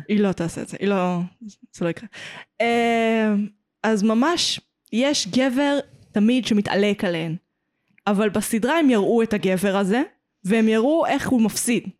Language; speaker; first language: Hebrew; native; Hebrew